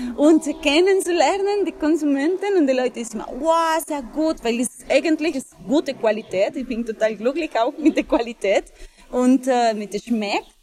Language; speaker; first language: German; non-native, fluent; Spanish